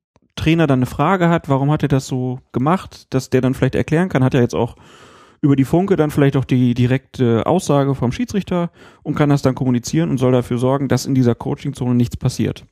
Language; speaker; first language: German; native; German